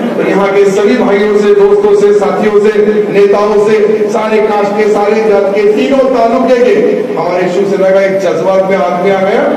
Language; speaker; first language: Hindi; non-native, local second language; Marathi